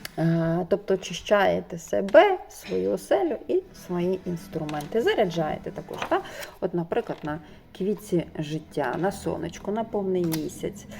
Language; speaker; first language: Ukrainian; non-native, local second language; Russian